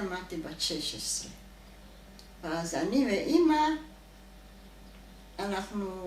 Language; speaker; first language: Hebrew; non-native, fluent; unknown